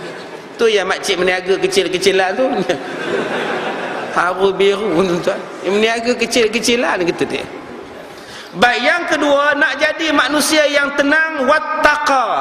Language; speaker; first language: Malay; native; Malay